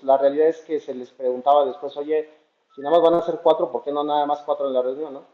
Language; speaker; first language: Spanish; native; Spanish